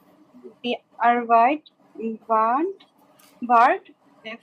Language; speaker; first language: German; non-native, learner; Bangla